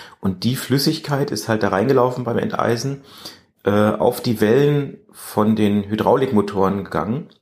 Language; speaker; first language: German; native; German